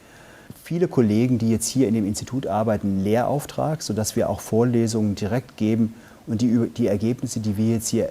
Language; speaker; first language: German; native; German